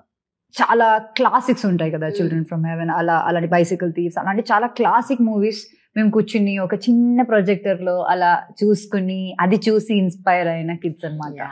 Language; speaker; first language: Telugu; non-native, fluent; Malayalam